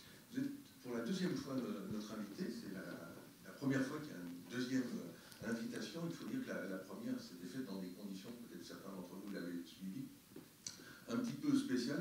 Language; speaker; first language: French; native; French